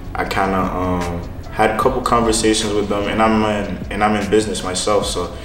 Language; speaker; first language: English; non-native, fluent; Haitian Creole